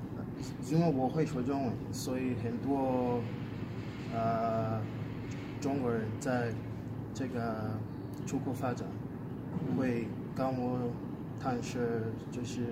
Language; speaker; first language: Chinese; non-native, fluent; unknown